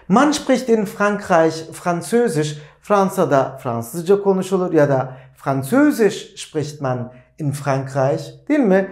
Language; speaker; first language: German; non-native, fluent; Turkish